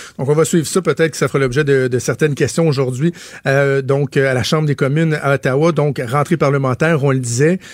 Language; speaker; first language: French; native; French